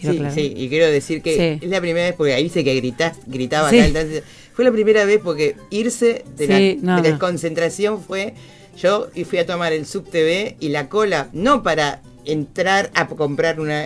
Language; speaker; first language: Spanish; native; Spanish